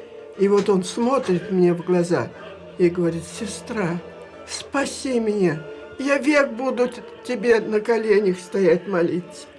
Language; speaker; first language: Russian; native; Russian